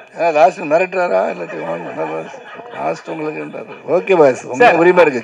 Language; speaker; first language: Tamil; native; Tamil